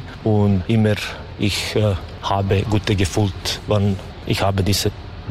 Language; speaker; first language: German; non-native, learner; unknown